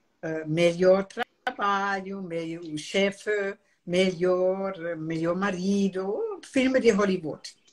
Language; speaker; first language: Portuguese; non-native, fluent; German